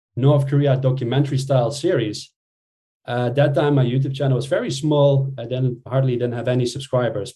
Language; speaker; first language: English; non-native, fluent; Dutch